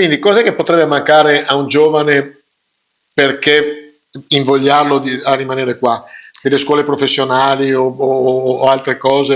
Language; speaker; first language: Italian; native; Italian